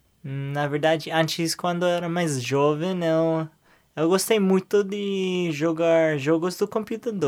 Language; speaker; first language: Portuguese; non-native, learner; English